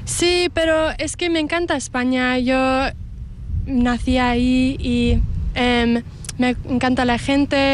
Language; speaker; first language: Spanish; early bilingual, heritage; English